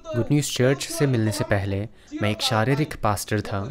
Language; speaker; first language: Hindi; non-native, local second language; Odia